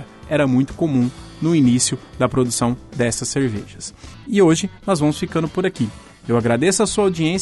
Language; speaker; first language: Portuguese; native; Portuguese